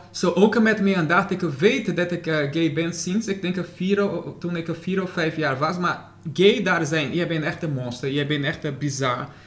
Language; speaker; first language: Dutch; non-native, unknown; Portuguese